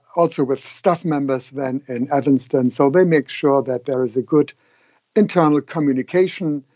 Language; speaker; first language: English; non-native, fluent; German